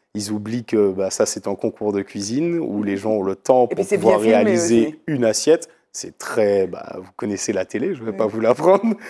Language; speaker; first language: French; native; French